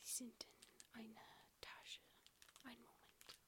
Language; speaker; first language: German; non-native, learner; English